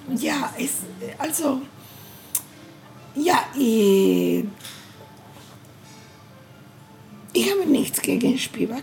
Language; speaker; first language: German; non-native, learner; Spanish